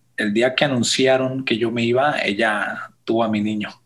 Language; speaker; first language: Spanish; early bilingual, heritage; Spanish